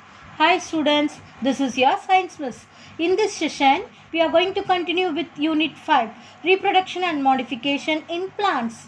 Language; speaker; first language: English; non-native, local second language; Tamil